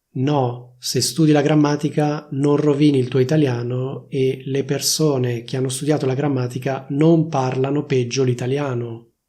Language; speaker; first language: Italian; native; Italian